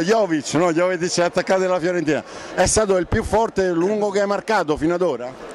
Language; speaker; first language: Italian; native; Italian